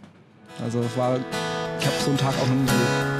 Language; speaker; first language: German; native; German